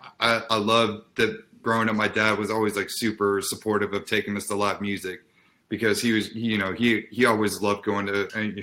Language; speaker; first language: English; native; English